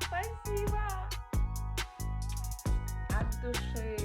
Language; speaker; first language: Russian; non-native, local second language; Uzbek